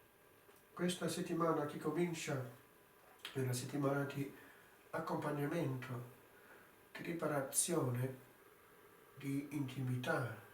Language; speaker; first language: Italian; non-native, fluent; English